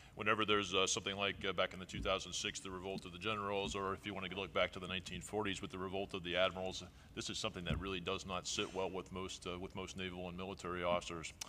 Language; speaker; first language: English; native; English